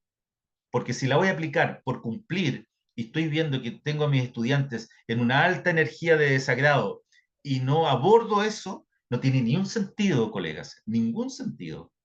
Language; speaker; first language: Spanish; native; Spanish